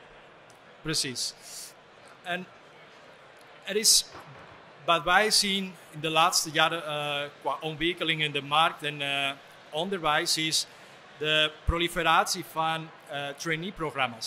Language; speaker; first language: Dutch; non-native, fluent; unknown